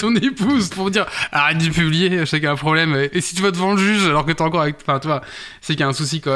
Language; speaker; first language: French; native; French